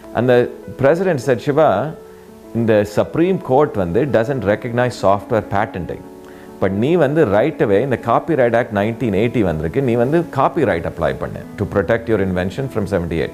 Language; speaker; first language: Tamil; early bilingual, heritage; Tamil